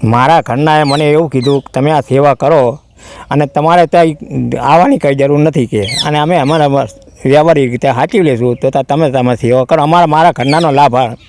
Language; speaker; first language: Gujarati; native; Gujarati